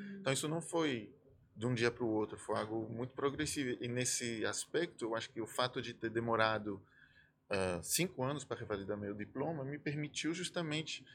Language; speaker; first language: Portuguese; non-native, fluent; French